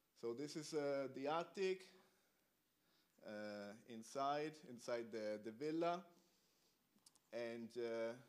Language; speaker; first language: English; non-native, fluent; Italian